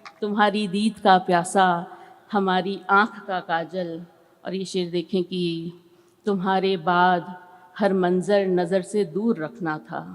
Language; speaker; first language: Hindi; native; Hindi